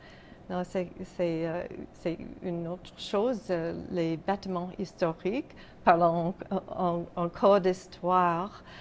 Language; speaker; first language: French; non-native, local second language; English